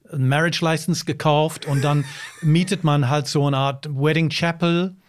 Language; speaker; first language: German; non-native, fluent; English